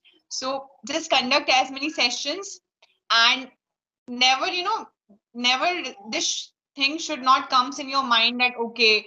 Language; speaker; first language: English; non-native, local second language; Hindi